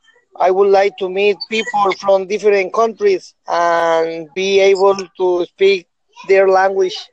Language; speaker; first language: English; non-native, learner; Spanish